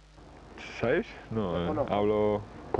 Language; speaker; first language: Spanish; non-native, fluent; Portuguese